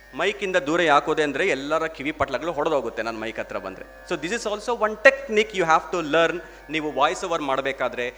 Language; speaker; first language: Kannada; non-native, local second language; Telugu